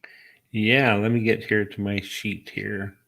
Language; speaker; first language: English; native; English